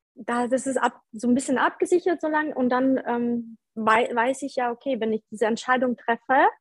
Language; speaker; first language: German; early bilingual, other home language; Polish